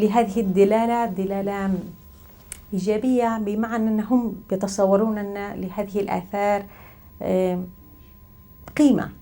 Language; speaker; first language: Arabic; non-native, fluent; Spanish